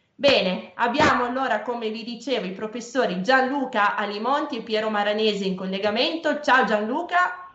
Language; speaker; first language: Italian; native; Italian